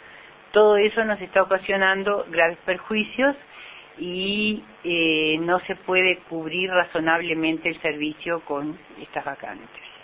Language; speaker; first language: Spanish; native; Spanish